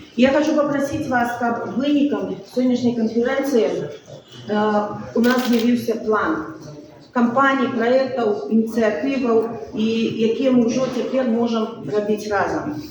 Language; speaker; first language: Belarusian; non-native, local second language; Russian